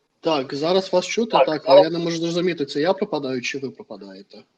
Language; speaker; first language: Ukrainian; non-native, fluent; Russian